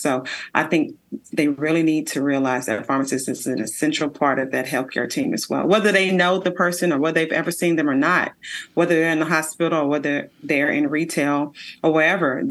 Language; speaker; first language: English; native; English